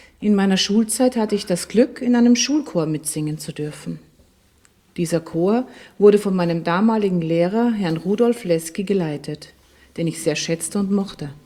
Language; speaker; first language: German; native; German